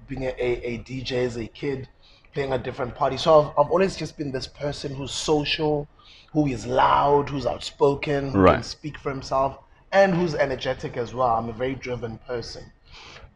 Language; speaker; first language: English; non-native, local second language; Zulu